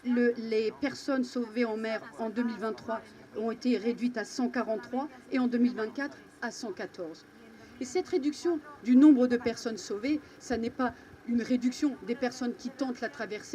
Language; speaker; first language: French; native; French